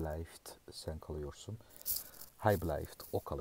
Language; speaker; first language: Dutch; non-native, fluent; Turkish